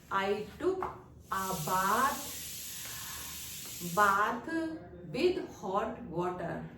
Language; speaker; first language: English; non-native, learner; Hindi